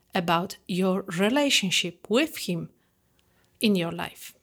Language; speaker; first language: English; non-native, fluent; Polish